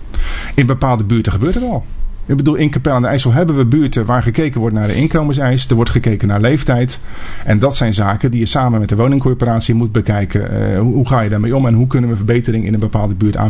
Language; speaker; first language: Dutch; native; Dutch